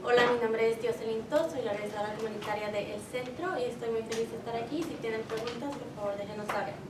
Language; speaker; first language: Spanish; early bilingual, heritage; Spanish